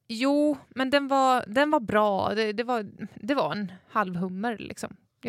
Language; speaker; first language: Swedish; native; Swedish